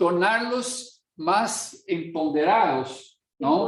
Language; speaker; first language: Portuguese; non-native, fluent; Spanish